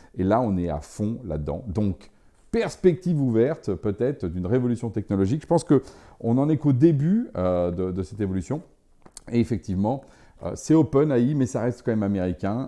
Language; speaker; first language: French; native; French